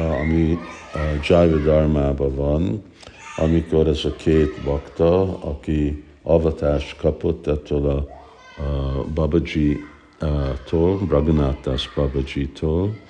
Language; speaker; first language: Hungarian; early bilingual, heritage; Hungarian